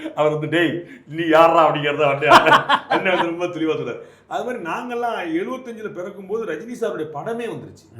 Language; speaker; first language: Tamil; non-native, local second language; Hindi